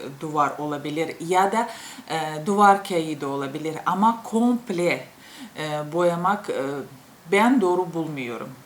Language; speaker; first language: Turkish; non-native, fluent; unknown